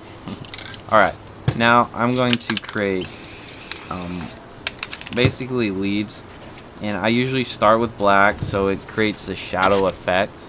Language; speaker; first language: English; native; English